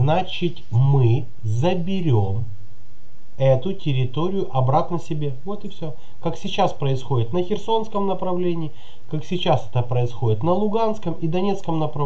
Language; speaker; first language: Russian; native; Russian